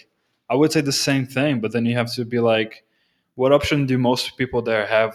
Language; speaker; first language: English; non-native, fluent; Portuguese